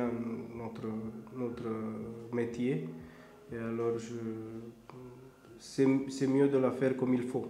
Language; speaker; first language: French; non-native, learner; Romanian